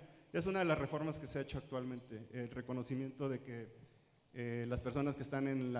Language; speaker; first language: Spanish; native; Spanish